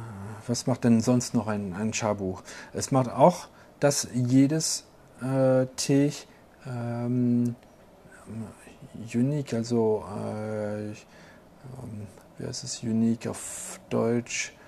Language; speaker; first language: German; non-native, local second language; French